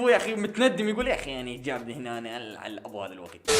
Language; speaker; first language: Arabic; native; Arabic